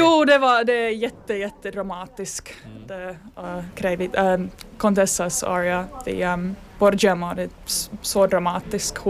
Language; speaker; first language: Swedish; non-native, local second language; Finnish